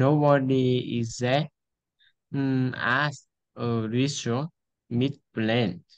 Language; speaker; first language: English; non-native, learner; Vietnamese